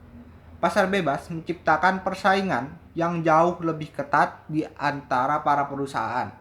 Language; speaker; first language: Indonesian; native; Indonesian